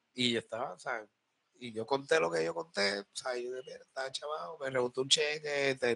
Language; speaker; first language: Spanish; native; Spanish